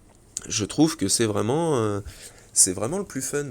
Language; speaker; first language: French; native; French